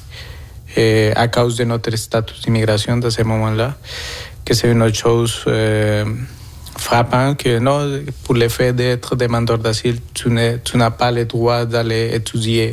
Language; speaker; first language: French; non-native, fluent; Spanish